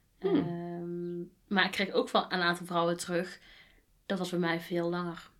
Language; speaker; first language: Dutch; native; Dutch